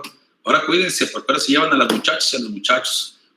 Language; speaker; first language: Spanish; native; Spanish